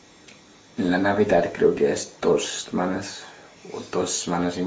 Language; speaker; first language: Spanish; non-native, learner; English